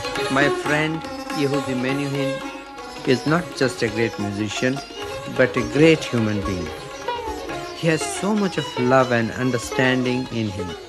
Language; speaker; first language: English; non-native, local second language; Bangla